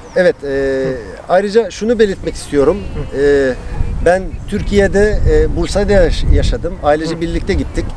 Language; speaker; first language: Turkish; non-native, fluent; Albanian